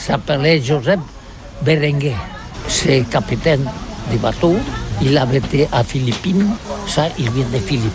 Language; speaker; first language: French; non-native, learner; Catalan